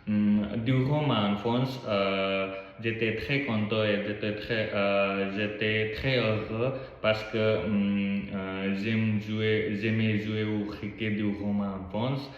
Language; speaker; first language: French; non-native, learner; Nepali